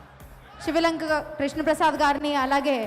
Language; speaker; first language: Telugu; native; Telugu